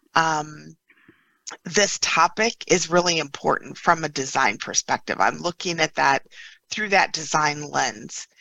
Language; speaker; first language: English; native; English